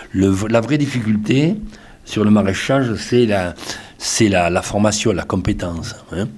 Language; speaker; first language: French; native; French